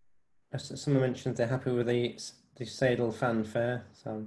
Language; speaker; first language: English; native; English